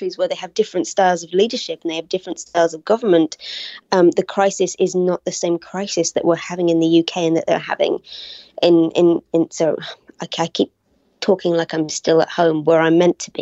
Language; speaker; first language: English; native; English